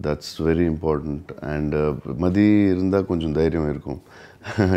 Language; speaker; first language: Tamil; non-native, learner; Telugu